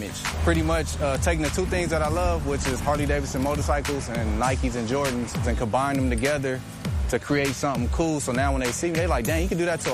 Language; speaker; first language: English; non-native, fluent; Vietnamese